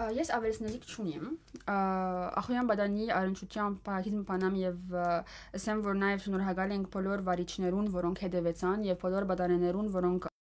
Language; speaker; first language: Armenian; early bilingual, heritage; Armenian